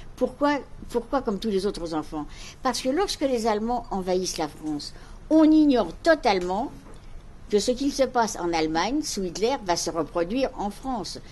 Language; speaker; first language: French; native; French